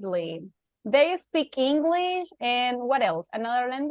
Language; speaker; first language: English; non-native, fluent; Spanish